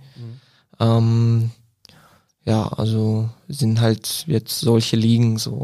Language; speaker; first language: German; non-native, fluent; Croatian